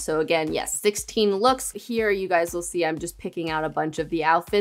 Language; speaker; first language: English; native; English